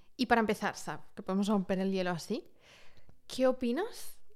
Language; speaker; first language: Spanish; early bilingual, heritage; Arabic